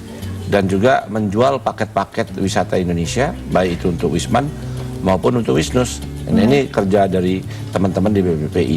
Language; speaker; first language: Indonesian; native; Indonesian